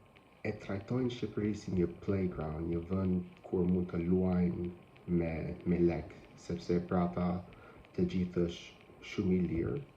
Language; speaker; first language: Albanian; non-native, learner; English